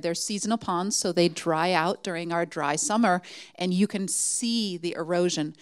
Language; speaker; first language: English; native; English